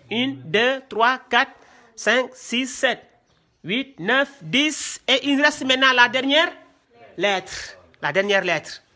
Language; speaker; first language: French; non-native, local second language; Wolof